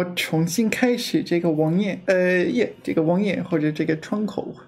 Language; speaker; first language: Chinese; non-native, learner; English